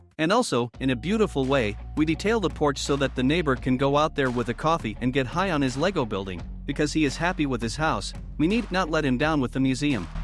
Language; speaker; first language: English; non-native, fluent; Russian